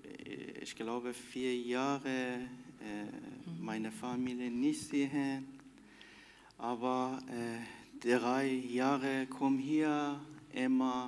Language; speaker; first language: German; non-native, learner; Persian